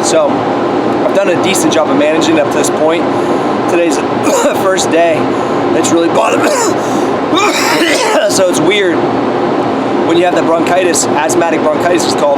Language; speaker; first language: English; native; English